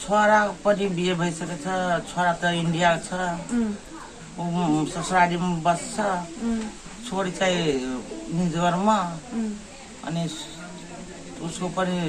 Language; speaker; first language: Nepali; non-native, local second language; Maithili